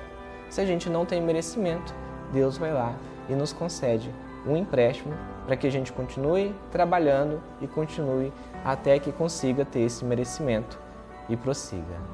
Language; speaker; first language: Portuguese; native; Portuguese